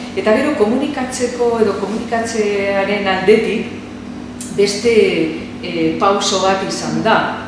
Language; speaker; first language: Basque; non-native, local second language; Spanish